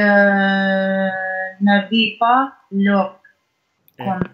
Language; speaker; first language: French; non-native, learner; Russian